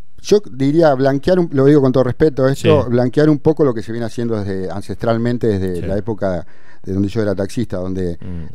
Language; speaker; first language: Spanish; native; Spanish